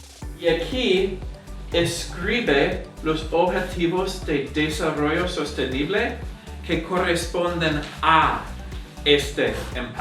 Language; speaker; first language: Spanish; non-native, fluent; English